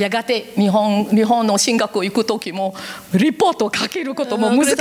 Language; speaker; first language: Japanese; non-native, learner; Korean